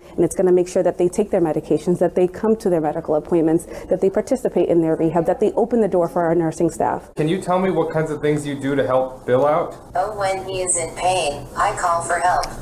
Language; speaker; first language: English; native; English